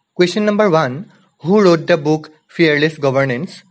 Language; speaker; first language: English; non-native, local second language; Assamese